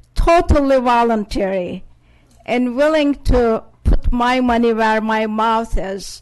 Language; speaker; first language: English; non-native, fluent; Turkish